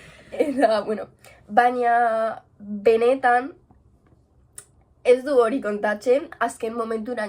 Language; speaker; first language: Basque; non-native, local second language; Spanish